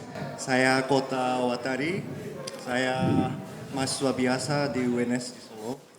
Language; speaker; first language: Indonesian; early bilingual, heritage; Japanese